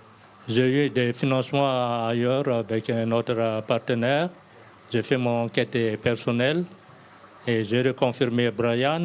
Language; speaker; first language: French; non-native, local second language; Malagasy